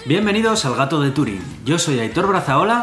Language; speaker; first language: Spanish; native; Spanish